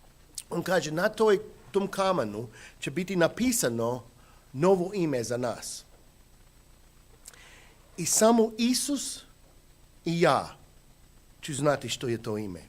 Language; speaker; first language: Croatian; non-native, fluent; English